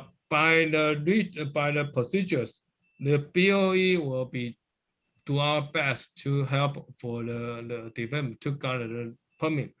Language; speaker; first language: English; non-native, learner; Chinese